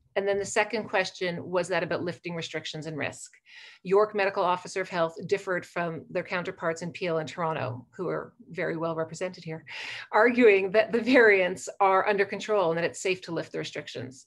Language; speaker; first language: English; native; English